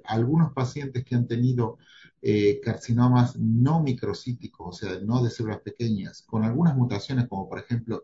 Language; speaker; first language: Spanish; native; Spanish